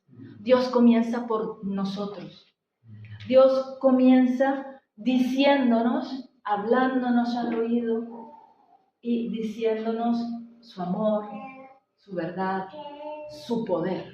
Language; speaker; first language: Spanish; native; Spanish